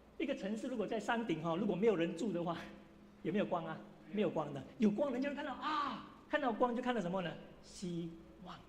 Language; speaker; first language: Chinese; native; Chinese